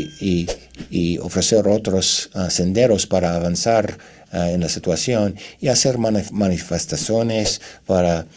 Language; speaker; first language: Spanish; non-native, fluent; English